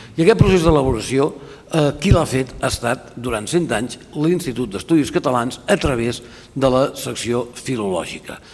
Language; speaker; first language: Catalan; native; Catalan